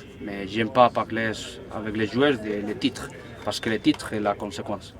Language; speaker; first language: French; non-native, fluent; Spanish